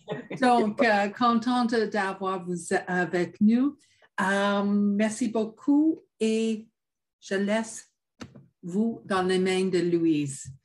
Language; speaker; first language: French; non-native, fluent; English